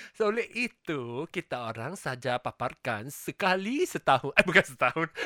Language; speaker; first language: Malay; non-native, local second language; Chinese